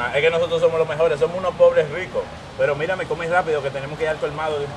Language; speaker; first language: Spanish; native; Spanish